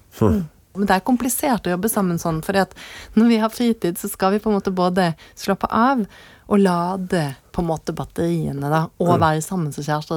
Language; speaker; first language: Norwegian; native; Norwegian